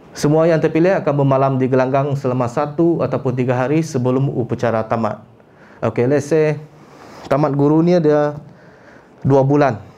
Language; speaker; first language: Malay; non-native, local second language; Iban